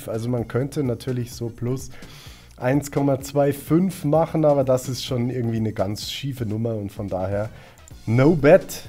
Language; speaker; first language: German; native; German